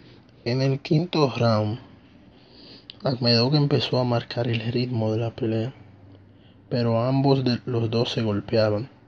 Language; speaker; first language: Spanish; native; Spanish